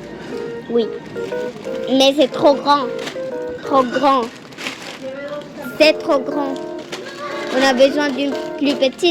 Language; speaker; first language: French; non-native, fluent; Spanish